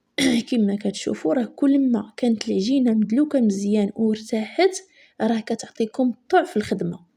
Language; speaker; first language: Arabic; native; Arabic